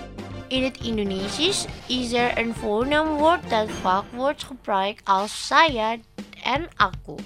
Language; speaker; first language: Dutch; non-native, learner; Indonesian